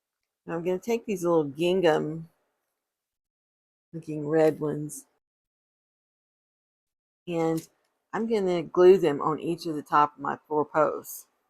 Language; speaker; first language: English; native; English